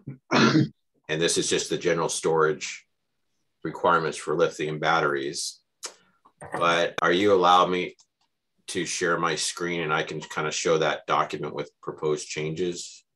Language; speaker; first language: English; native; English